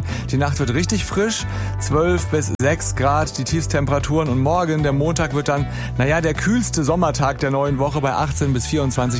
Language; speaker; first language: German; native; German